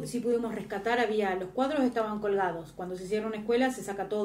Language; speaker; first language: Spanish; native; Spanish